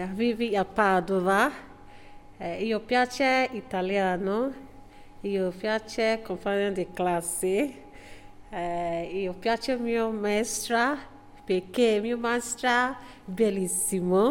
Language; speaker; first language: Italian; non-native, learner; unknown